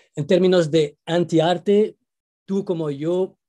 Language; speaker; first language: Spanish; non-native, fluent; Arabic